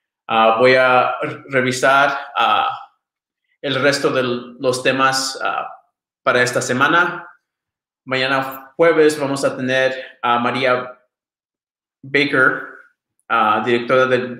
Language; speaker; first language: Spanish; early bilingual, other home language; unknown